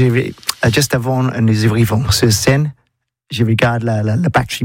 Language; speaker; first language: French; non-native, learner; English